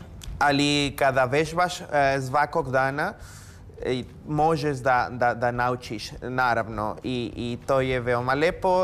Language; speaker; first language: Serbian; non-native, learner; Spanish